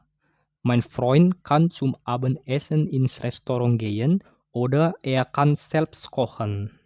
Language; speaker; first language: German; non-native, fluent; Indonesian